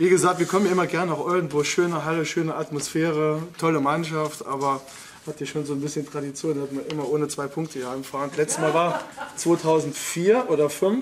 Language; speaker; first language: German; native; German